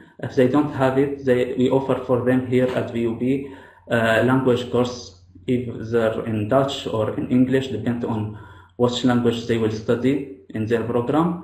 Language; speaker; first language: English; non-native, fluent; Arabic